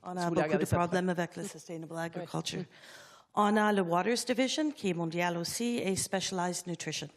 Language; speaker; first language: French; non-native, learner; English